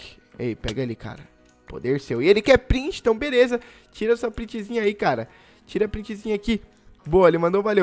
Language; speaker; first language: Portuguese; native; Portuguese